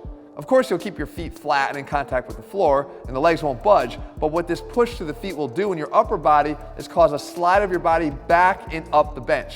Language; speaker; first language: English; native; English